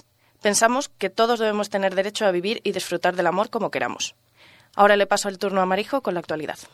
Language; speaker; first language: Spanish; native; Spanish